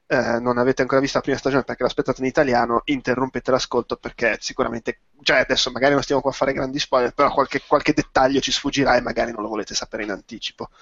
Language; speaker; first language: Italian; native; Italian